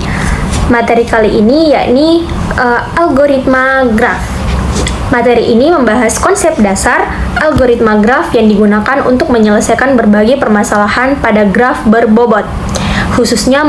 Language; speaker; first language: Indonesian; native; Indonesian